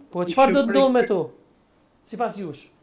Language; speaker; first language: Albanian; native; Albanian